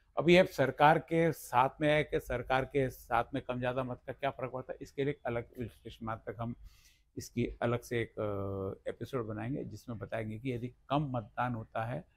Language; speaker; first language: Hindi; non-native, local second language; Marathi